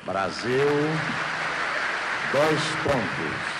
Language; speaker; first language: Portuguese; native; Portuguese